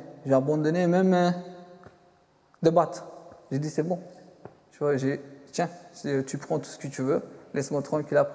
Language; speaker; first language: French; non-native, fluent; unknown